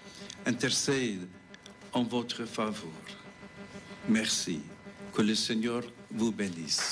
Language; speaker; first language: French; non-native, fluent; English